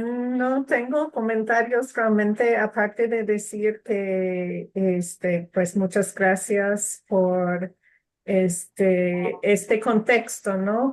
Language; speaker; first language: Spanish; non-native, fluent; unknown